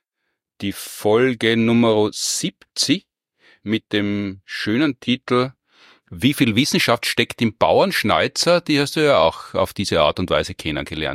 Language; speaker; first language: German; native; German